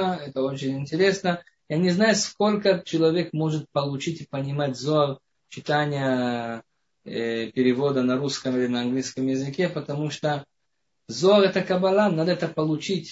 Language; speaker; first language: Russian; non-native, fluent; Hebrew